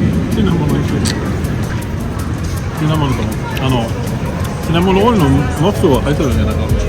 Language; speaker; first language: Japanese; non-native, fluent; French